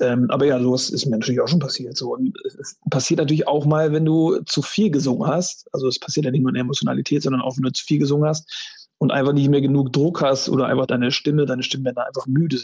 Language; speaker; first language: German; native; German